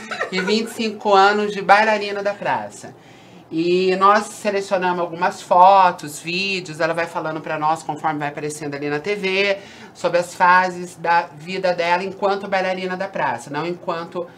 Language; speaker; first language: Portuguese; native; Portuguese